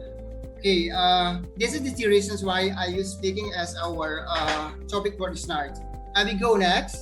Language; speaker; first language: English; non-native, fluent; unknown